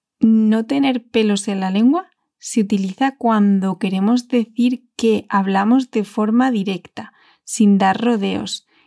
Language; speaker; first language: Spanish; native; Spanish